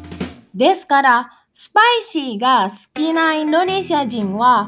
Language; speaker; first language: Japanese; non-native, fluent; Indonesian